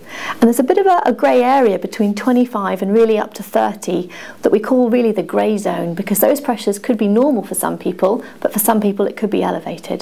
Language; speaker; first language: English; native; English